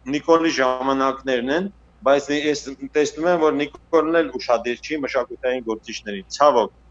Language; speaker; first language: Armenian; native; Armenian